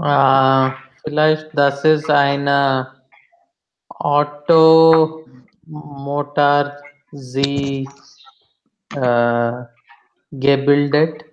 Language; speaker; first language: German; non-native, learner; Hindi